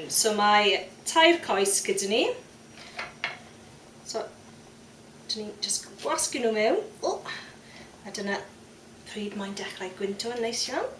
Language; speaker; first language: Welsh; non-native, fluent; English